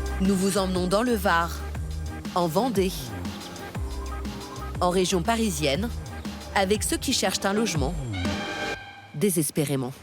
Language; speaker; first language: French; native; French